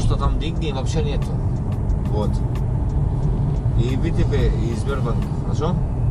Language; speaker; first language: Russian; non-native, learner; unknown